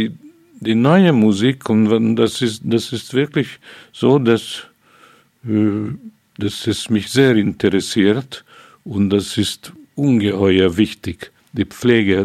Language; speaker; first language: German; non-native, fluent; Hungarian